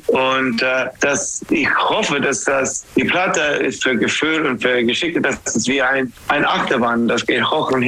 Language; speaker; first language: German; non-native, fluent; English